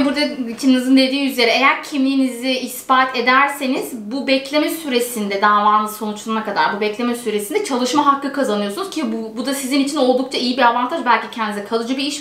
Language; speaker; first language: Turkish; native; Turkish